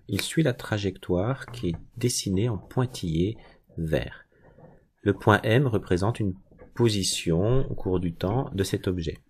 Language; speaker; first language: French; native; French